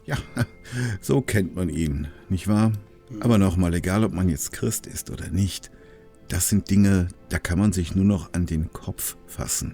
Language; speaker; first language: German; native; German